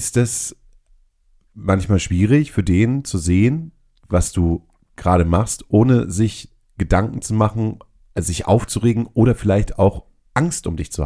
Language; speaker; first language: German; native; German